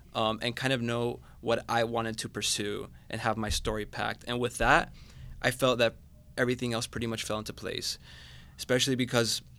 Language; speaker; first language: English; non-native, fluent; Spanish